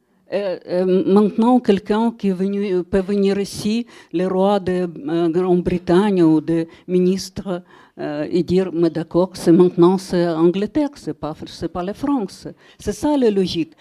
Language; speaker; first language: French; non-native, fluent; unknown